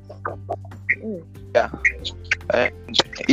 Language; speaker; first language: English; non-native, local second language; Akan